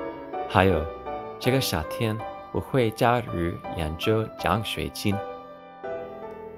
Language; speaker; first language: Chinese; non-native, learner; English